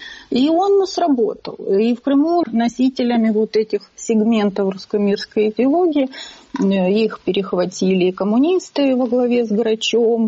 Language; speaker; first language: Russian; native; Russian